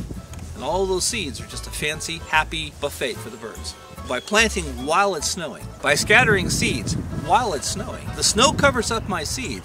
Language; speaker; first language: English; native; English